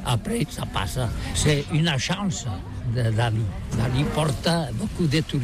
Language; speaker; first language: French; non-native, learner; Catalan